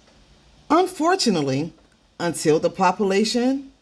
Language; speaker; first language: English; native; English